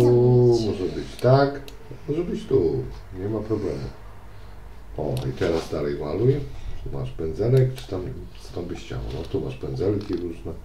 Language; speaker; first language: Polish; native; Polish